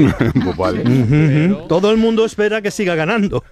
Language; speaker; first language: Spanish; native; Spanish